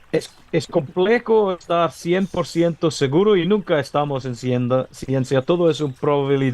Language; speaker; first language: Spanish; non-native, learner; English